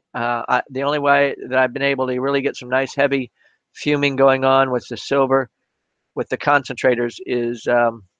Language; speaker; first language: English; native; English